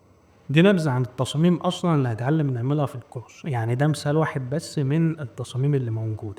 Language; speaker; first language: Arabic; native; Arabic